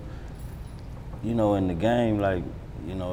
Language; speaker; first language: English; native; English